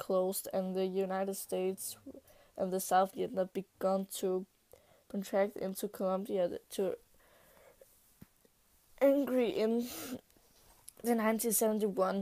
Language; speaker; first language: English; non-native, learner; Danish